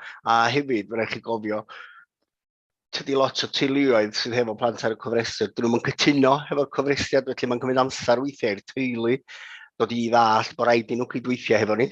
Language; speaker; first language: Welsh; native; Welsh